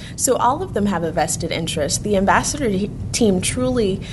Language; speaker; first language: English; native; English